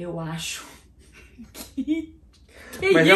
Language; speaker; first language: Portuguese; non-native, learner; English